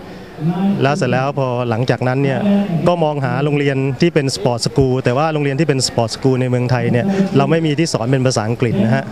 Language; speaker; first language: Thai; native; Thai